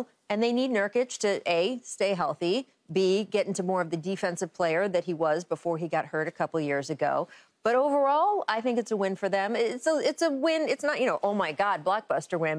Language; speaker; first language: English; native; English